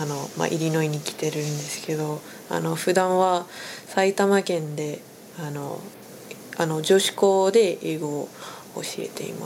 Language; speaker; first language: Japanese; non-native, fluent; English